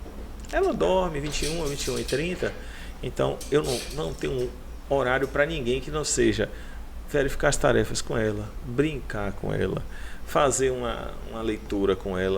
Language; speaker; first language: Portuguese; native; Portuguese